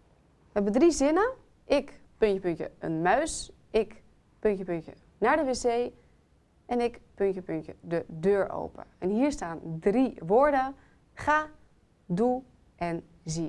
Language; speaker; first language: Dutch; native; Dutch